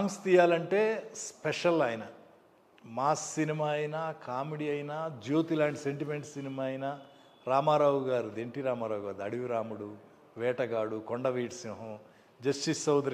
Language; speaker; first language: Telugu; native; Telugu